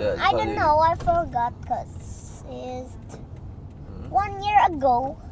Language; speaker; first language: English; non-native, learner; Indonesian